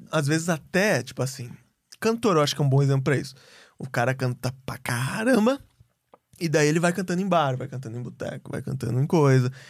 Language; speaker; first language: Portuguese; native; Portuguese